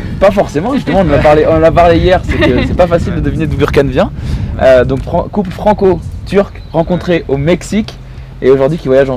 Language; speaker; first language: French; native; French